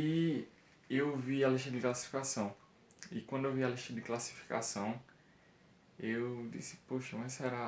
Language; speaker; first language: Portuguese; native; Portuguese